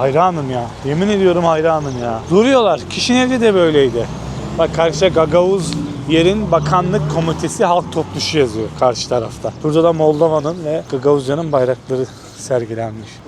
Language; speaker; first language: Turkish; native; Turkish